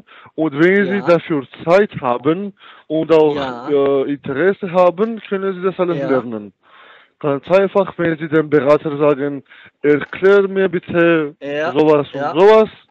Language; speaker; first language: German; non-native, learner; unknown